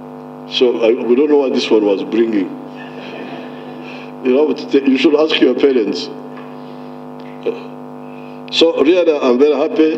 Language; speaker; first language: English; non-native, local second language; Nyankole